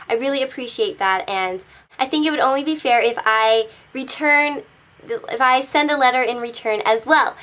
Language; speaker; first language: English; native; English